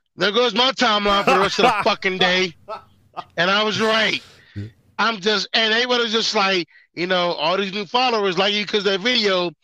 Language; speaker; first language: English; native; English